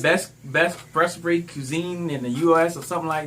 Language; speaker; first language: English; native; English